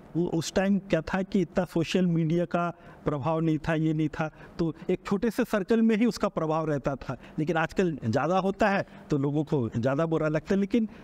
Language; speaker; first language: Hindi; native; Hindi